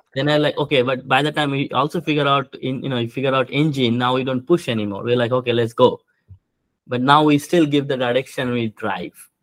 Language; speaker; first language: English; non-native, local second language; Bangla